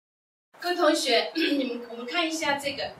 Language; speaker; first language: Chinese; non-native, local second language; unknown